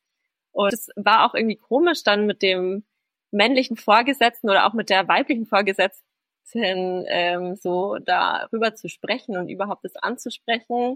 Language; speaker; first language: German; native; German